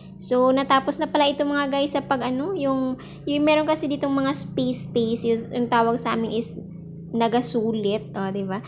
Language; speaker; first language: Filipino; non-native, local second language; Hiligaynon